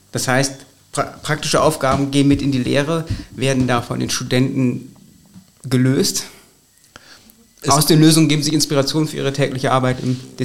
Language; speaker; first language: German; native; German